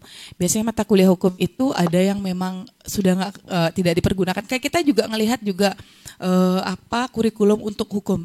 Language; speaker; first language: Indonesian; native; Indonesian